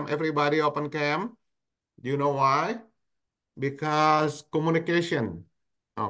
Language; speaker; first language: English; non-native, local second language; Indonesian